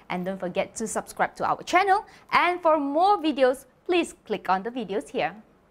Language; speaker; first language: English; non-native, local second language; Malay